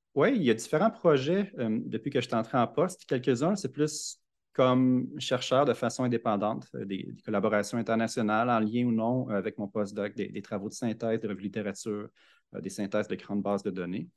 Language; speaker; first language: French; native; French